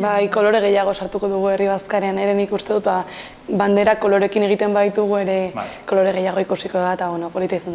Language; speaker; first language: Basque; native; Basque